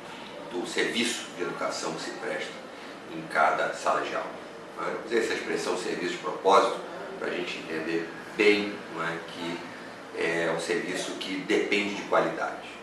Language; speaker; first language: Portuguese; native; Portuguese